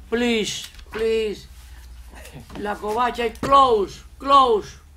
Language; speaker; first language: English; non-native, learner; Spanish